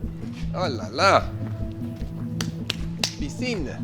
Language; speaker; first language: French; non-native, fluent; Dutch